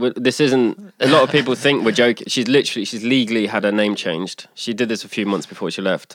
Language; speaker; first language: English; native; English